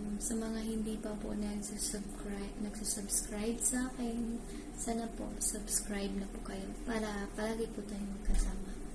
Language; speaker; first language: Filipino; non-native, local second language; Waray